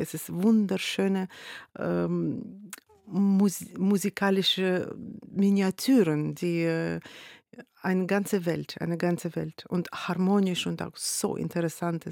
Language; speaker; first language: German; non-native, fluent; Russian